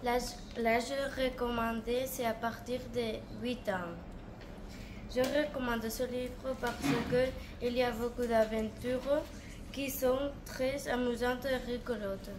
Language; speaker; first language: French; non-native, learner; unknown